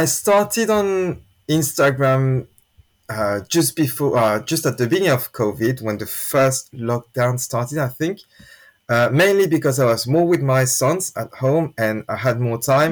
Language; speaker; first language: English; non-native, fluent; French